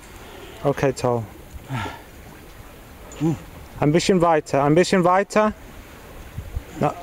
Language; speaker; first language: German; non-native, fluent; Italian